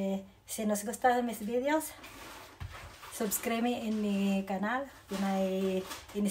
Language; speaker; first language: Spanish; non-native, learner; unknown